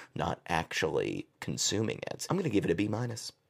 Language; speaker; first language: English; native; English